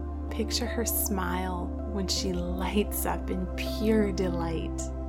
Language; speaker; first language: English; native; English